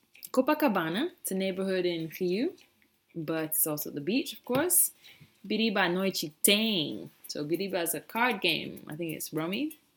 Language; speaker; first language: English; native; English